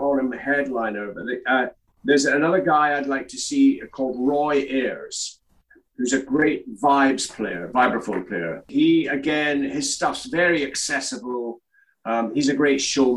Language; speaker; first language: English; native; English